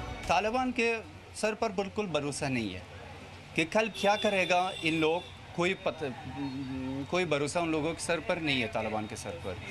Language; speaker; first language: Hindi; non-native, learner; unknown